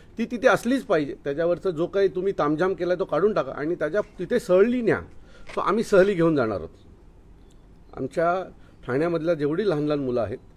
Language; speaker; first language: Marathi; native; Marathi